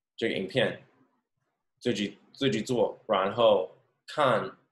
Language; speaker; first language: Chinese; non-native, learner; English